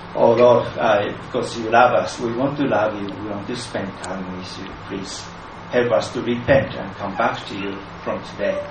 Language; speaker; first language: English; non-native, fluent; Japanese